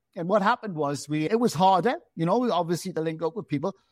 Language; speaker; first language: English; native; English